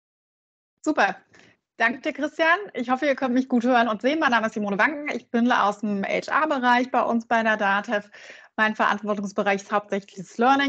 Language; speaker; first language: German; native; German